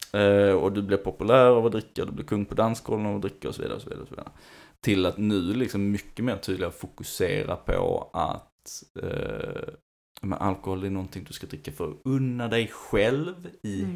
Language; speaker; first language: Swedish; native; Swedish